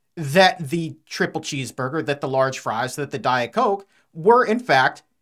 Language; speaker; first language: English; native; English